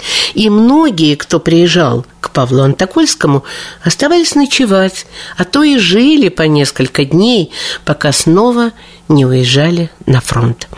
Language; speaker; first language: Russian; native; Russian